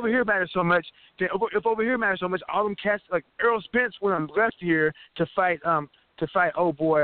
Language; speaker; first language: English; native; English